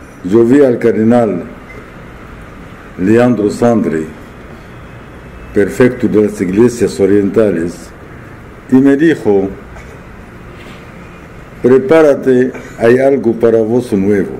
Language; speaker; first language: Spanish; non-native, fluent; Arabic